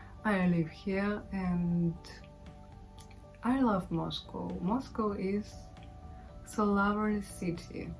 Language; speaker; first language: English; non-native, learner; Russian